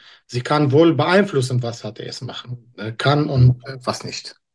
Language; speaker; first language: German; non-native, fluent; Kurdish